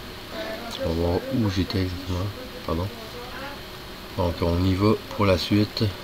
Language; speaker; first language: French; native; French